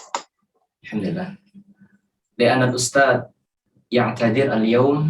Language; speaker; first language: Arabic; non-native, fluent; Indonesian